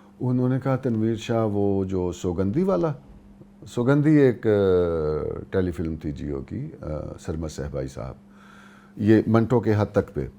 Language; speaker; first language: Urdu; non-native, local second language; Punjabi